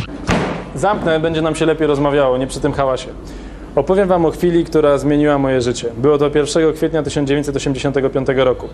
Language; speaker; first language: Polish; native; Polish